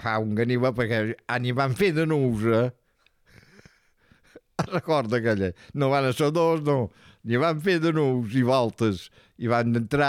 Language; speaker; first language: Catalan; native; Catalan